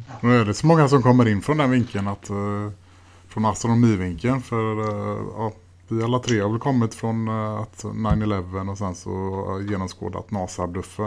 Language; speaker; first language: Swedish; native; Swedish